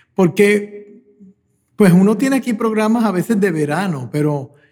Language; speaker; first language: Spanish; native; Spanish